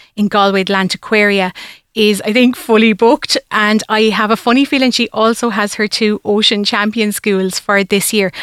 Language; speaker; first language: English; native; English